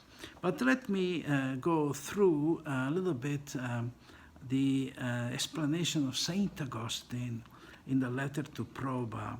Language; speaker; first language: English; non-native, fluent; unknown